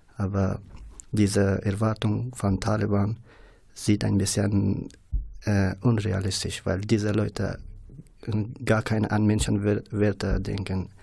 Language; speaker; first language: German; non-native, fluent; Persian